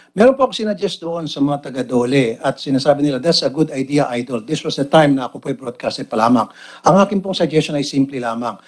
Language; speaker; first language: Filipino; native; Filipino